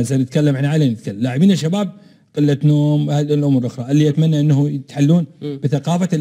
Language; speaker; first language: Arabic; native; Arabic